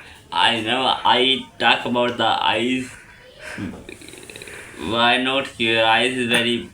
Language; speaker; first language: English; non-native, learner; Urdu